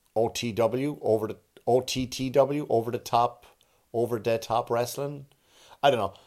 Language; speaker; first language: English; native; English